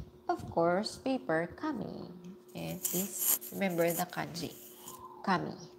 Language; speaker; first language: English; non-native, local second language; Filipino